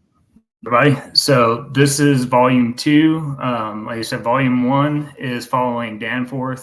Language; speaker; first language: English; native; English